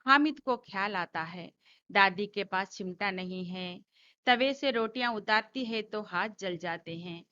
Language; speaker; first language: Hindi; non-native, local second language; Telugu